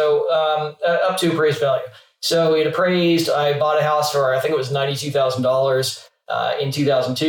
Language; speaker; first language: English; native; English